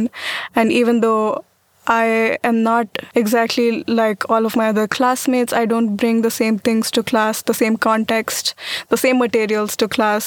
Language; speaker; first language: English; non-native, local second language; Marathi